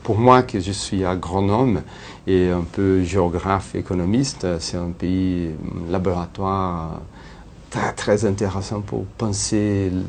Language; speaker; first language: French; non-native, fluent; Portuguese